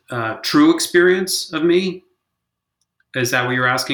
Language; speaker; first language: English; native; English